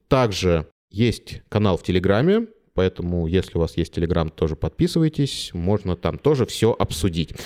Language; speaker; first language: Russian; native; Russian